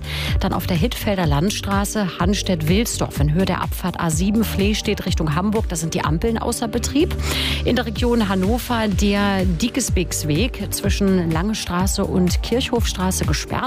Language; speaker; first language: German; native; German